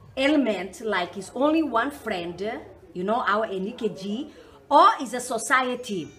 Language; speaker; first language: English; non-native, learner; Portuguese